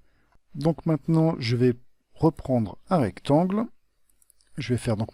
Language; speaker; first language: French; native; French